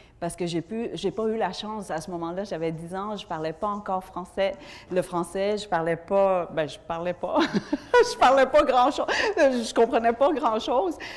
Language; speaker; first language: French; early bilingual, other home language; Vietnamese